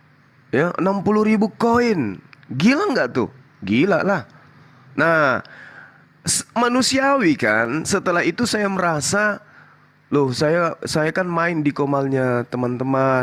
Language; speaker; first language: Indonesian; native; Indonesian